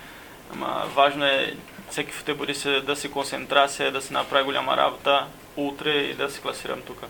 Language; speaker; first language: Bulgarian; non-native, learner; Portuguese